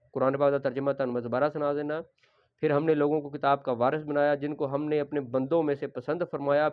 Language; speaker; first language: Urdu; non-native, local second language; Punjabi